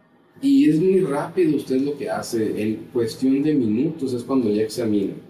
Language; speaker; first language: Spanish; native; Spanish